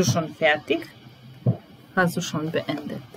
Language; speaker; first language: German; non-native, fluent; Italian